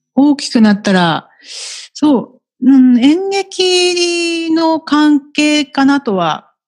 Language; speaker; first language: Japanese; native; Japanese